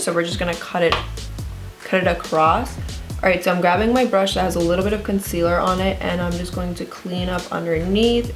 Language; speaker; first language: English; native; English